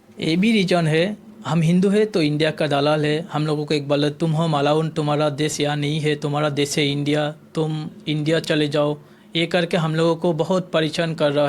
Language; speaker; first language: Hindi; non-native, learner; Bangla